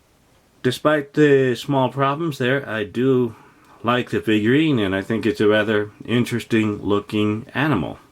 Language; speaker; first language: English; native; English